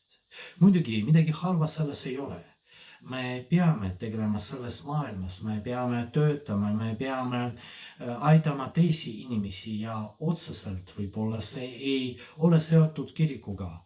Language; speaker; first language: Estonian; non-native, fluent; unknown